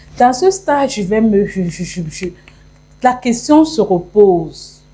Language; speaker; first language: French; non-native, local second language; English